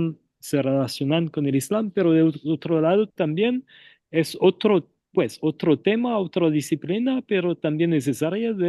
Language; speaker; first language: Spanish; non-native, fluent; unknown